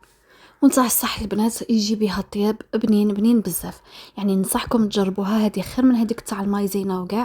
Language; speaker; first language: Arabic; native; Arabic